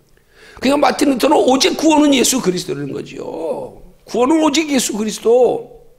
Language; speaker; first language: Korean; native; Korean